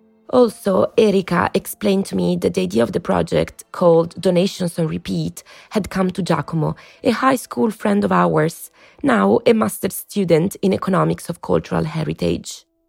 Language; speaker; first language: English; non-native, fluent; Italian